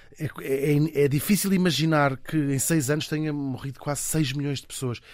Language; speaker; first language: Portuguese; native; Portuguese